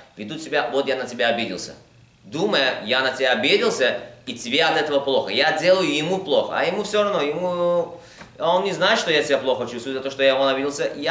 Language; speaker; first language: Russian; early bilingual, heritage; Russian